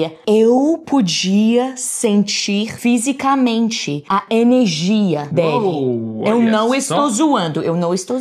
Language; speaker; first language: Portuguese; non-native, fluent; English